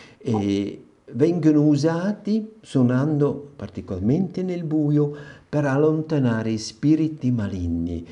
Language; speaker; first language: Italian; non-native, fluent; German